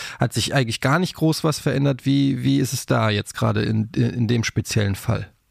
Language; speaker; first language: German; native; German